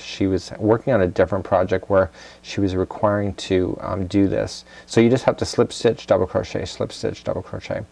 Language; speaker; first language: English; native; English